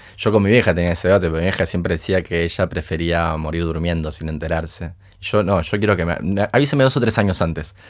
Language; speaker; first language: Spanish; early bilingual, other home language; Portuguese